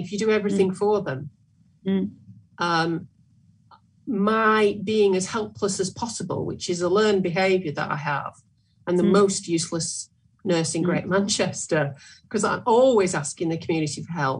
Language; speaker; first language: English; native; English